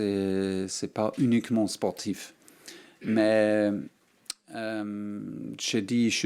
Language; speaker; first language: French; non-native, learner; German